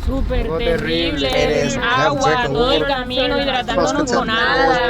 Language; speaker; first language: Spanish; native; Spanish